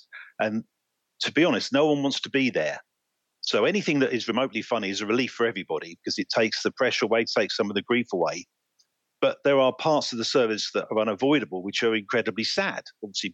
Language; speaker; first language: English; native; English